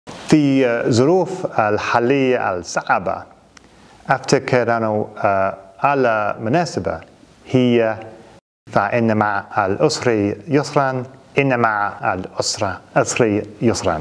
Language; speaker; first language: Arabic; non-native, fluent; English